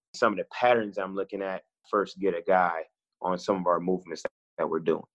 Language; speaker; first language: English; native; English